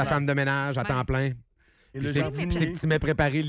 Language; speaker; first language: French; native; French